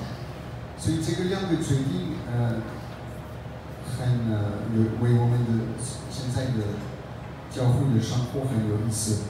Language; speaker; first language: Chinese; non-native, fluent; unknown